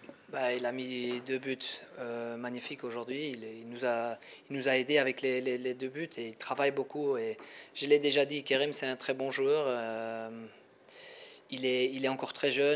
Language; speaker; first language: French; non-native, fluent; Dutch